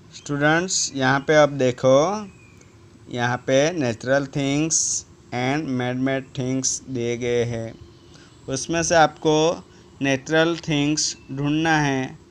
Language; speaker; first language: Hindi; non-native, local second language; Gujarati